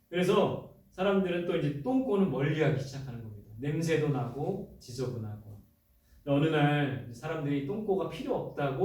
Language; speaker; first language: Korean; native; Korean